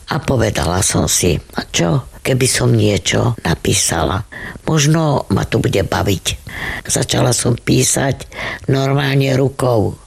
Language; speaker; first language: Slovak; non-native, local second language; Romany